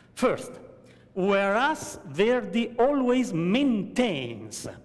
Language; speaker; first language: English; non-native, fluent; Italian